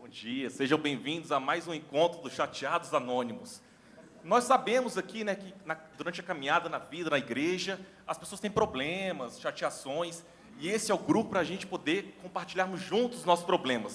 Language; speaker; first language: Portuguese; native; Portuguese